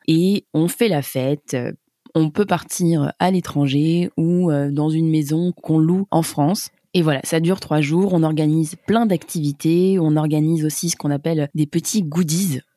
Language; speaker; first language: French; native; French